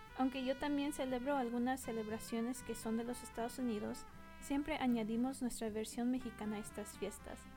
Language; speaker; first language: Spanish; early bilingual, heritage; Spanish